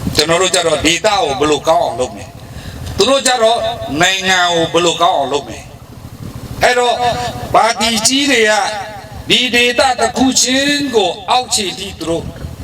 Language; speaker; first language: Burmese; non-native, local second language; Pa'o Karen